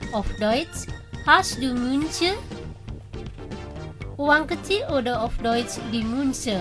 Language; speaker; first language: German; non-native, fluent; Indonesian